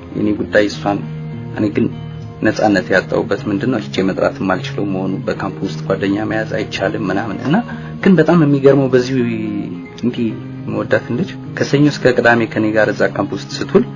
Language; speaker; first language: Amharic; non-native, local second language; Tigrinya